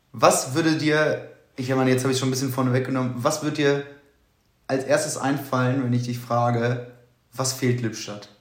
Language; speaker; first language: German; native; German